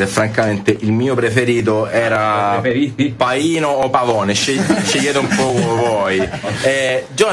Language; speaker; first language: Italian; native; Italian